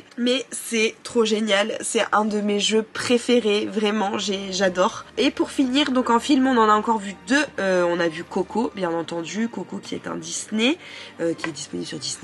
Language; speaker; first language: French; native; French